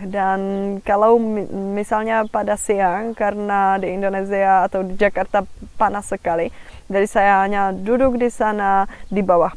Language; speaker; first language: Indonesian; non-native, fluent; Czech